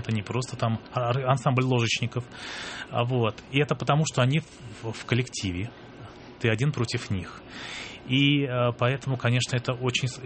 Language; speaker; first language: Russian; native; Russian